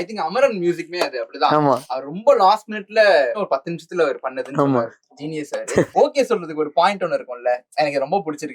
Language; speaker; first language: Tamil; native; Tamil